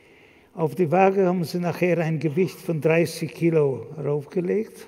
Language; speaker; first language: German; non-native, fluent; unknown